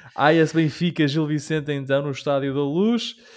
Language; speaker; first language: Portuguese; early bilingual, heritage; English